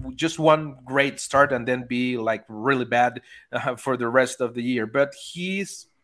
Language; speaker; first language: English; non-native, fluent; Spanish